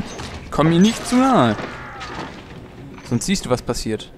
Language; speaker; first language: German; native; German